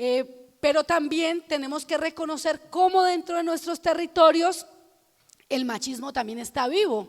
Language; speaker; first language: Spanish; native; Spanish